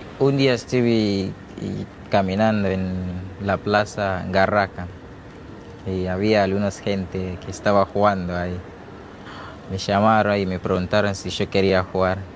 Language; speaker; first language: Spanish; non-native, learner; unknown